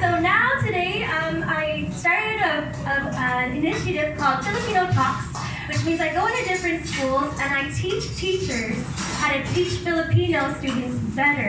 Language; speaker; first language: English; native; English